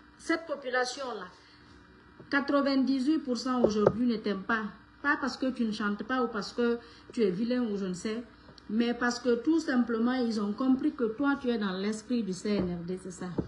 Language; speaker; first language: French; non-native, local second language; Fula